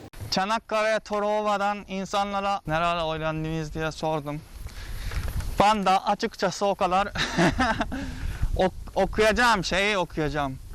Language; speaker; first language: Turkish; non-native, fluent; Japanese